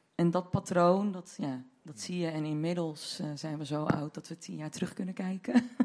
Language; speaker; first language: Dutch; native; Dutch